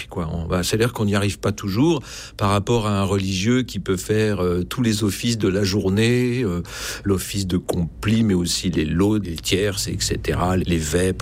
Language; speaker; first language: French; native; French